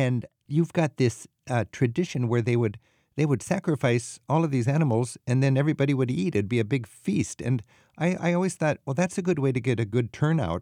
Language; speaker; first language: English; native; English